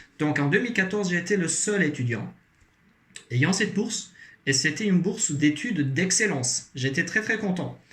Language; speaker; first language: French; non-native, fluent; Azerbaijani